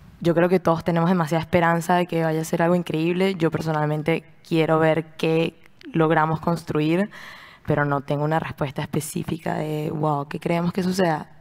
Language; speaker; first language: Spanish; native; Spanish